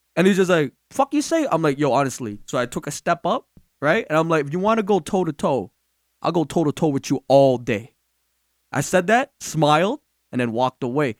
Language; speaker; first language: English; native; English